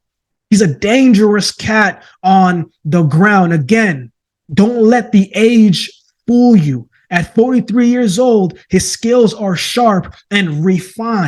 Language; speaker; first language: English; native; English